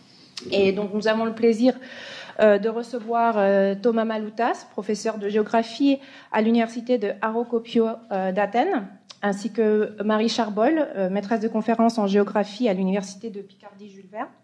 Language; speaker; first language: French; native; French